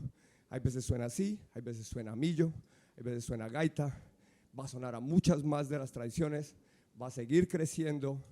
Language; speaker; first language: Spanish; native; Spanish